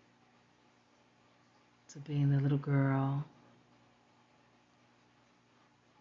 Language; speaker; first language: English; native; English